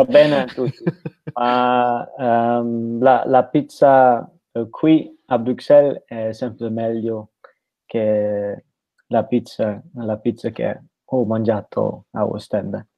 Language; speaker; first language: Italian; non-native, learner; Dutch